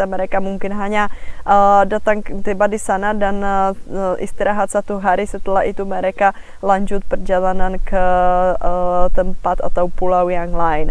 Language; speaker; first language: Indonesian; non-native, fluent; Czech